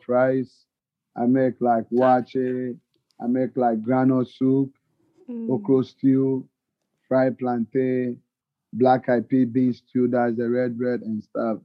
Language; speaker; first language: English; non-native, local second language; Ga